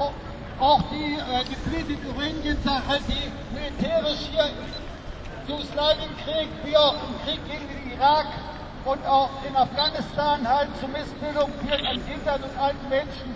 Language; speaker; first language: German; native; German